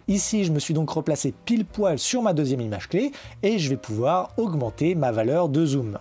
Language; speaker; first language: French; native; French